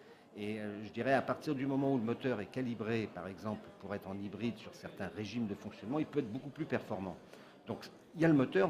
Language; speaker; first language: French; native; French